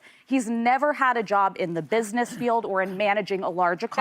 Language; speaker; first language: English; native; English